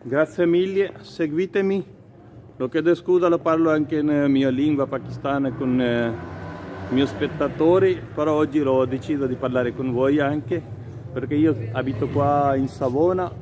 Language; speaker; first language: Italian; non-native, learner; Urdu